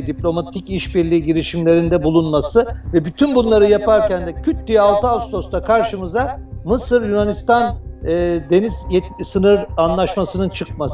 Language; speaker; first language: Turkish; native; Turkish